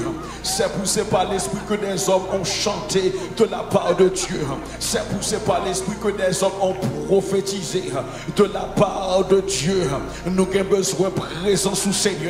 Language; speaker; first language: French; non-native, local second language; Haitian Creole